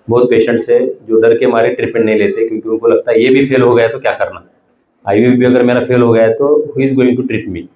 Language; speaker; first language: Hindi; non-native, local second language; Marathi